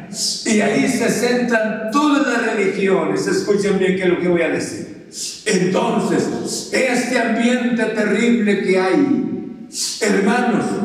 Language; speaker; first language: Spanish; native; Spanish